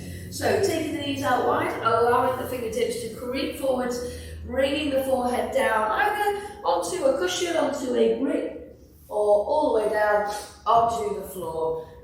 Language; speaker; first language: English; native; English